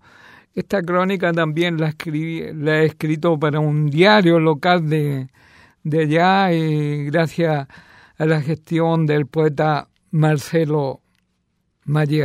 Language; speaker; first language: Spanish; native; Spanish